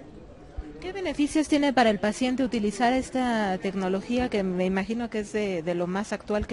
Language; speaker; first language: Spanish; native; Spanish